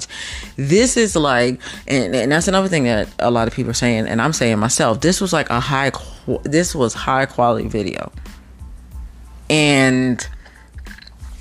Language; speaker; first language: English; native; English